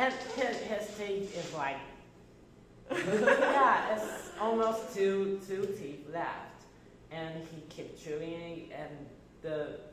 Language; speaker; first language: English; non-native, fluent; Chinese